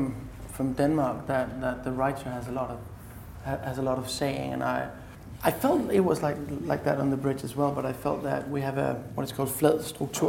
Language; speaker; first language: English; non-native, fluent; Danish